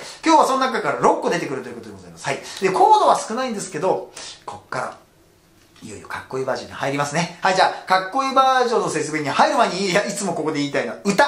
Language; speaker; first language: Japanese; native; Japanese